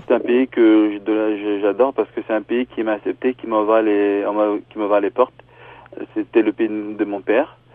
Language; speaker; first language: French; early bilingual, other home language; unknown